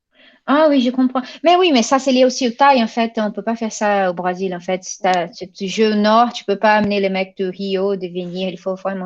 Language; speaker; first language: French; non-native, fluent; Portuguese